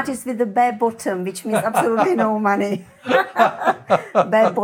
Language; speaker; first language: English; non-native, fluent; Czech